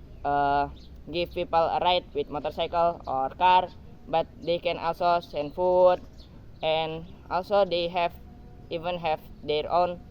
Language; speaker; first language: English; non-native, learner; Indonesian